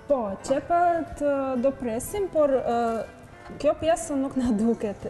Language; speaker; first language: Albanian; non-native, learner; Russian